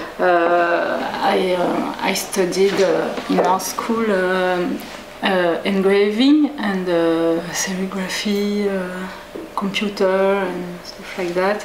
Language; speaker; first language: English; non-native, learner; French